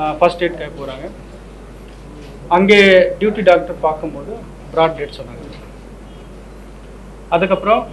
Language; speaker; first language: Tamil; non-native, local second language; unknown